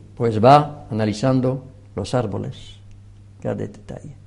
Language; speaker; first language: Spanish; non-native, fluent; French